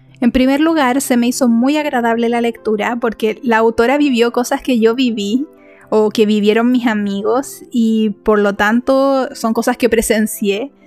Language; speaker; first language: Spanish; native; Spanish